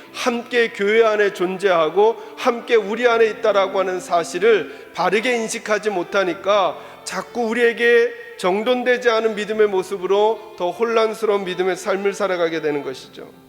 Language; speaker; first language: Korean; native; Korean